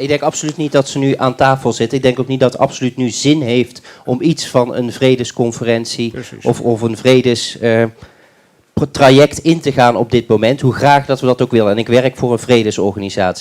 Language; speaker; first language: Dutch; native; Dutch